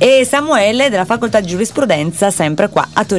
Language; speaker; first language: Italian; native; Italian